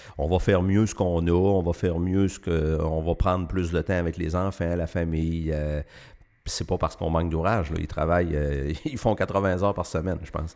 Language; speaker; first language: French; native; French